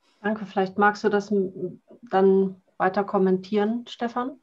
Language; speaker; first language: German; native; German